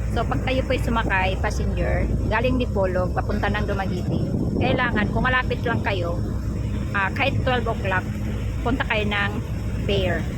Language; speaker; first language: Filipino; non-native, local second language; Cebuano